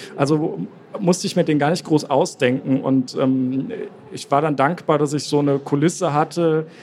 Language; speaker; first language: German; native; German